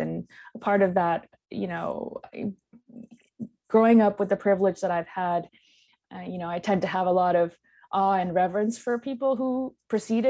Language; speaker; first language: English; non-native, local second language; Tibetan